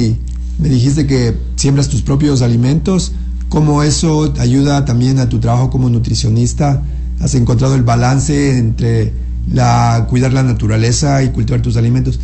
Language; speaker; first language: Spanish; native; Spanish